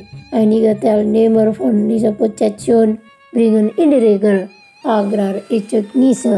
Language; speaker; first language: German; non-native, fluent; Indonesian